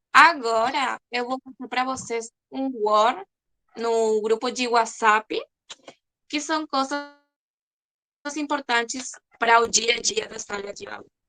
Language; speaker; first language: Portuguese; non-native, fluent; Spanish